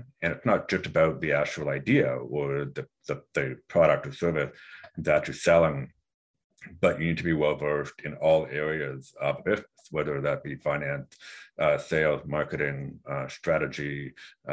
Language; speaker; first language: English; native; English